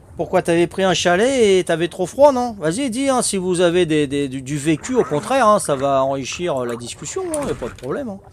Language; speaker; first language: French; native; French